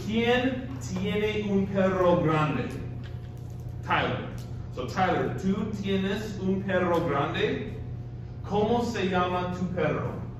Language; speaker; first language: Spanish; non-native, fluent; English